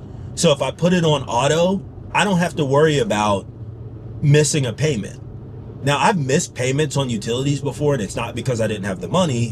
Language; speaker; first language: English; native; English